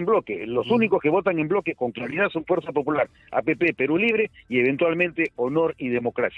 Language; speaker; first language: Spanish; native; Spanish